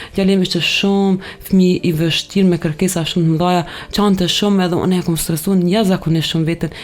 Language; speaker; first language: Albanian; early bilingual, heritage; Albanian